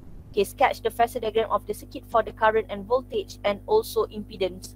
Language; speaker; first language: English; non-native, local second language; Malay